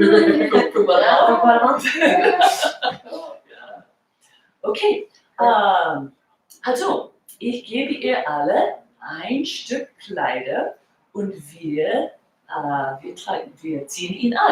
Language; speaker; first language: German; non-native, fluent; English